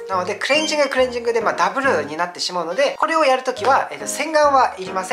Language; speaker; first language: Japanese; non-native, fluent; Korean